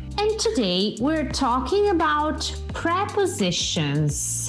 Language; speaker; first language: English; non-native, fluent; Italian